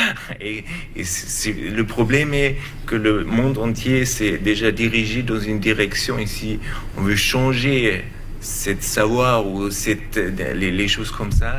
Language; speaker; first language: French; non-native, learner; German